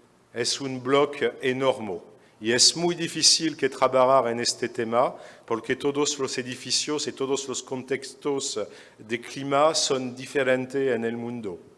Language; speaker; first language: Spanish; non-native, fluent; French